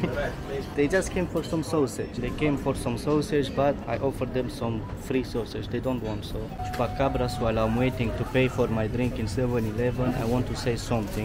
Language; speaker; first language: English; non-native, fluent; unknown